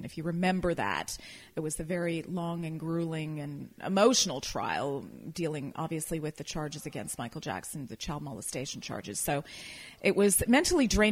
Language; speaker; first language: English; native; English